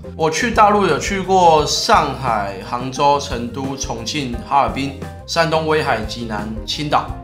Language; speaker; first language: Chinese; native; Chinese